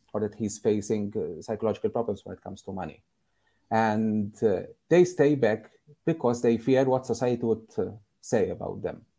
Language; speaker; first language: English; non-native, fluent; Maltese